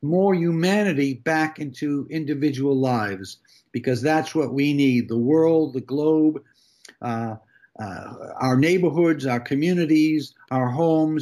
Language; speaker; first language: English; native; English